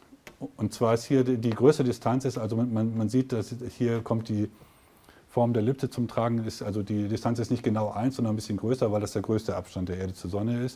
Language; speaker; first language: German; native; German